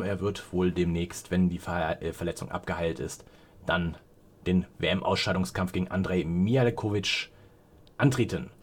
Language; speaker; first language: German; native; German